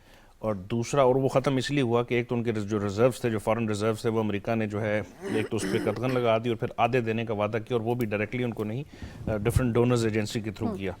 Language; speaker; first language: Urdu; native; Urdu